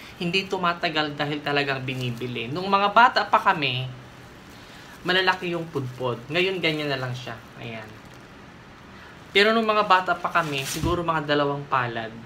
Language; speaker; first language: Filipino; non-native, local second language; Waray